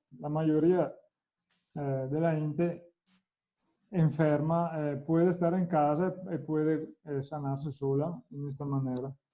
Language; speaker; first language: Spanish; non-native, fluent; Italian